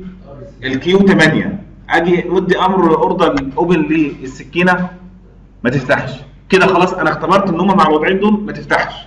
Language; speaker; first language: Arabic; native; Arabic